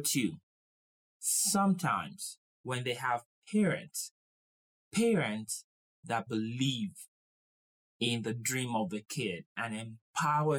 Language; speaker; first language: English; non-native, local second language; Yoruba